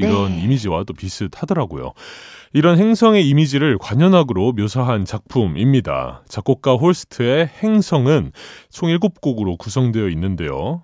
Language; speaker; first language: Korean; native; Korean